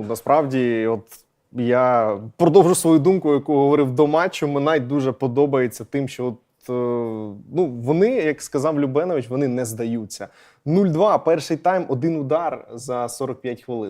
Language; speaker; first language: Ukrainian; native; Ukrainian